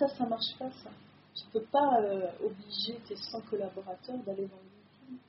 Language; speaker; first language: French; native; French